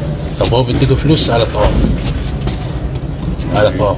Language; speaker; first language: Arabic; native; Arabic